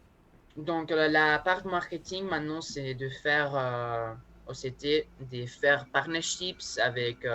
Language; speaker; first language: French; non-native, learner; Spanish